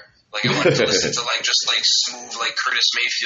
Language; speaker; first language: English; non-native, fluent; French